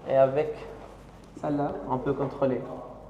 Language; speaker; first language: French; non-native, learner; Arabic